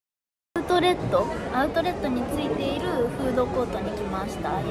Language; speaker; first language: Japanese; native; Japanese